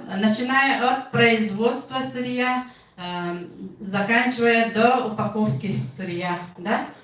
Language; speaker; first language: Russian; non-native, local second language; Yakut